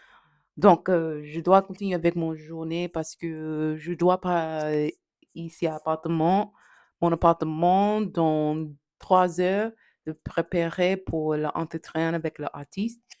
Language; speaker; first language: French; non-native, learner; English